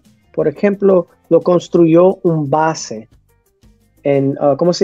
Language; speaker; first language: Spanish; early bilingual, heritage; English